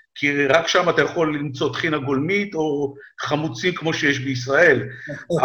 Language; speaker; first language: Hebrew; native; Hebrew